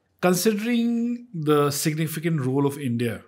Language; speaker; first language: English; non-native, local second language; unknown